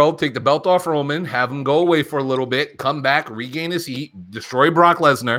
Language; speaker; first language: English; native; English